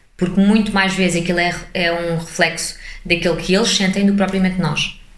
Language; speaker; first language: Portuguese; early bilingual, heritage; English